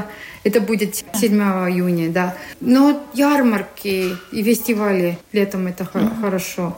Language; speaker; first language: Russian; non-native, learner; Estonian